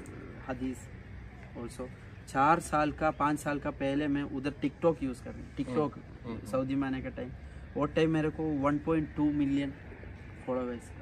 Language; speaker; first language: Hindi; non-native, local second language; Malayalam